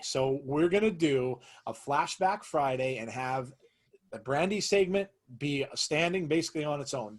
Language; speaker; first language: English; native; English